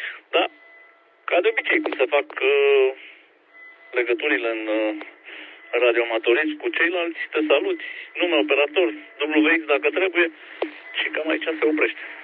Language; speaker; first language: Romanian; native; Romanian